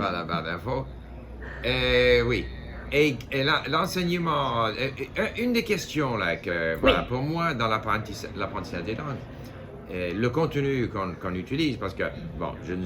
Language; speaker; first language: French; non-native, fluent; English